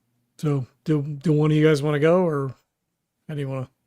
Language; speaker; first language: English; native; English